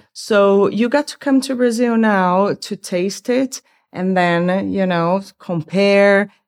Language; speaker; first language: English; non-native, fluent; Portuguese